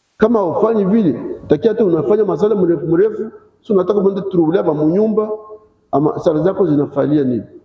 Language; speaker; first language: Swahili; non-native, local second language; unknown